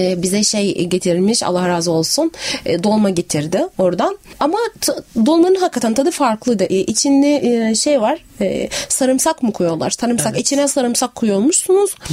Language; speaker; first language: Turkish; non-native, fluent; Arabic